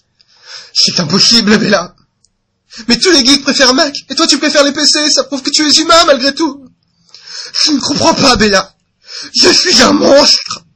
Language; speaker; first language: French; native; French